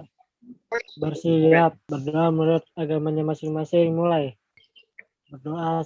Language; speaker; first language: Indonesian; native; Indonesian